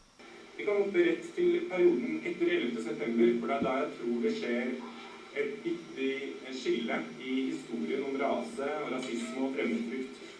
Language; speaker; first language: Norwegian; native; Norwegian